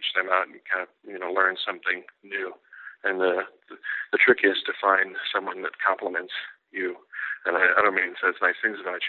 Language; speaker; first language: English; native; English